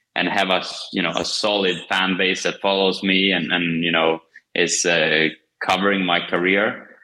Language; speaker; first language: English; non-native, fluent; Swedish